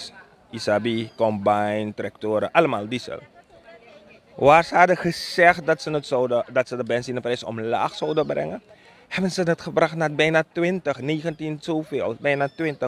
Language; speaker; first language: Dutch; native; Dutch